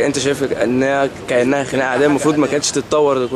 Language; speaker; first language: Arabic; native; Arabic